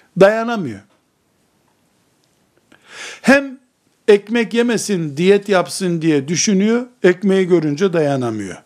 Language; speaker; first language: Turkish; native; Turkish